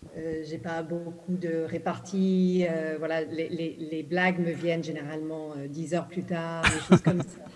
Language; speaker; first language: French; early bilingual, other home language; English